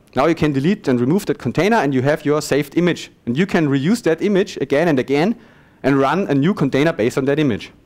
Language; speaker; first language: English; non-native, fluent; German